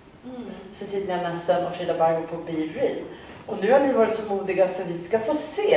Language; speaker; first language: Swedish; native; Swedish